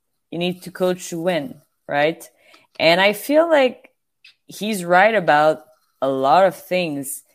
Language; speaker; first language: English; non-native, fluent; French